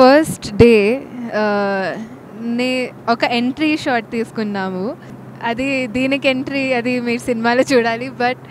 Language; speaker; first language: Telugu; non-native, local second language; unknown